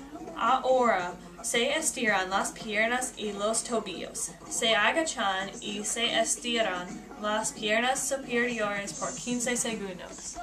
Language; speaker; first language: Spanish; non-native, learner; English